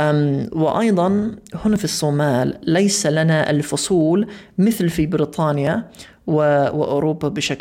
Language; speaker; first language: Arabic; non-native, fluent; English